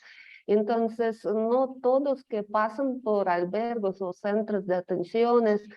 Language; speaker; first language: Spanish; non-native, fluent; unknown